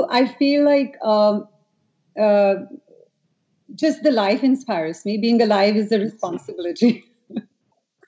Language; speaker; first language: English; non-native, local second language; Hindi